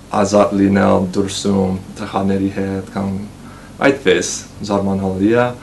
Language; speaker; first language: Armenian; non-native, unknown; English